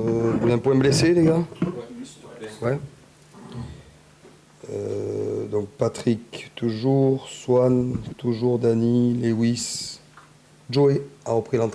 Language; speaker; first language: French; native; French